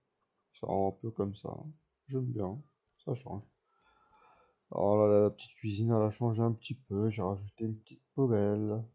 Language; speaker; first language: French; native; French